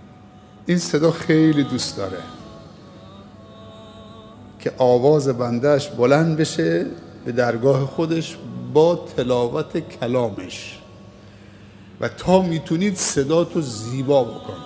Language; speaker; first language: Persian; native; Persian